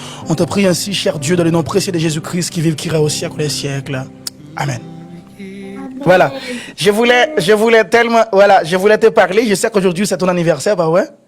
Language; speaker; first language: French; non-native, local second language; Haitian Creole